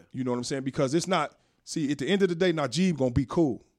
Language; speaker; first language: English; native; English